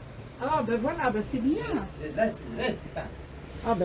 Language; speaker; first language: French; native; French